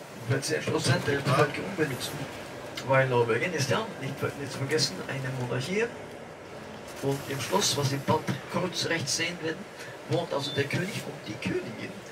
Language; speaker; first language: German; non-native, fluent; Norwegian